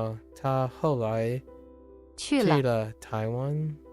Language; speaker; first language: Chinese; non-native, learner; English